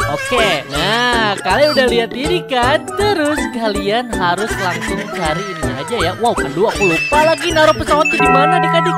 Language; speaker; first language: Indonesian; native; Indonesian